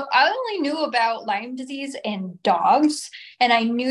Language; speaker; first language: English; native; English